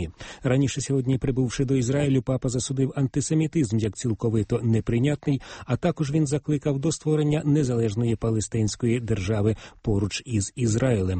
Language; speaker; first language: Ukrainian; native; Ukrainian